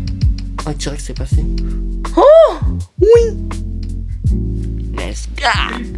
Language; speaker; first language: French; native; French